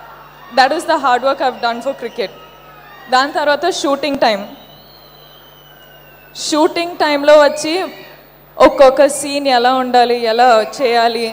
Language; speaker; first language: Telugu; non-native, local second language; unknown